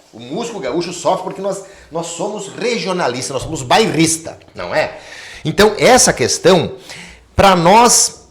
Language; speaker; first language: Portuguese; native; Portuguese